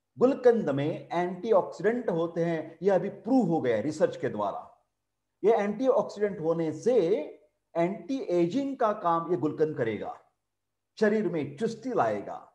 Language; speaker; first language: Hindi; non-native, local second language; Marathi